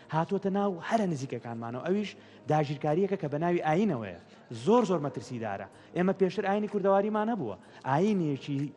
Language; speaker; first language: Central Kurdish; native; Central Kurdish